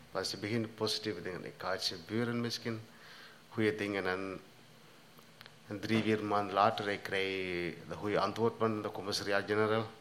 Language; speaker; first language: Dutch; non-native, learner; Tamil